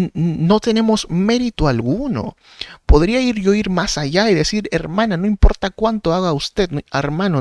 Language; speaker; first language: Spanish; native; Spanish